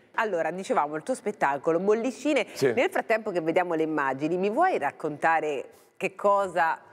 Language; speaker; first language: Italian; native; Italian